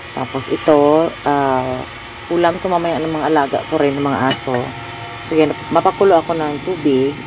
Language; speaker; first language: Filipino; non-native, local second language; Hiligaynon